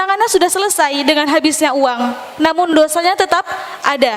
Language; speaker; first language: Indonesian; native; Indonesian